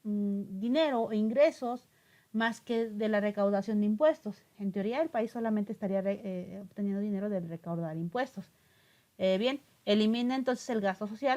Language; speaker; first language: Spanish; native; Spanish